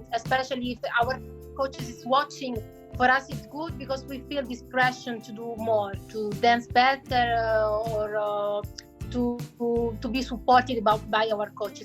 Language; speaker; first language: English; non-native, fluent; Italian